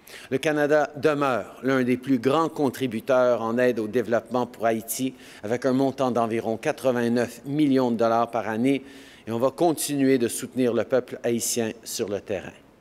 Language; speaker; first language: French; native; French